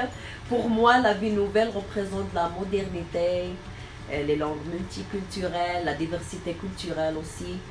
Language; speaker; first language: French; non-native, local second language; Arabic